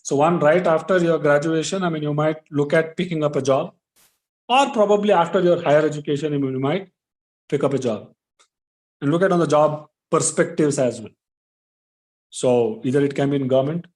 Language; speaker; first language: English; non-native, local second language; Kannada